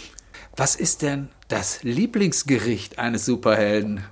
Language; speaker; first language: German; native; German